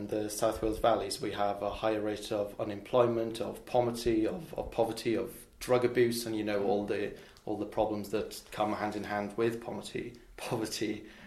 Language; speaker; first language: English; non-native, local second language; Welsh